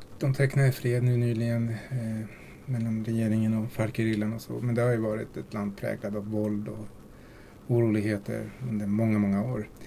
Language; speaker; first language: Swedish; early bilingual, other home language; Spanish